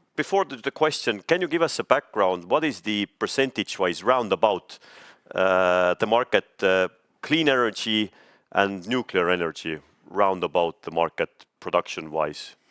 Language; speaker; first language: English; non-native, fluent; Estonian